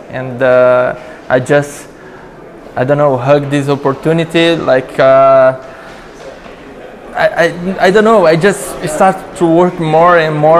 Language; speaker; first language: English; non-native, learner; Portuguese